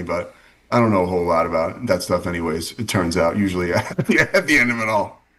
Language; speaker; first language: English; native; English